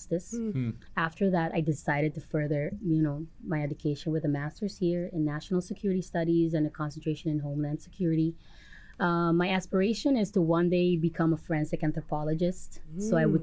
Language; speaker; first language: English; non-native, fluent; Papiamento